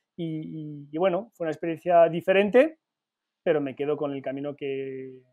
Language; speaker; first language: Spanish; early bilingual, heritage; Spanish